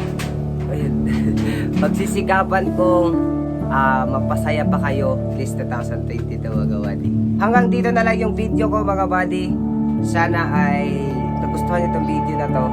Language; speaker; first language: Filipino; non-native, local second language; Cebuano